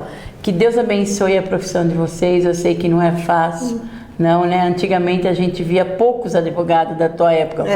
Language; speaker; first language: Portuguese; native; Portuguese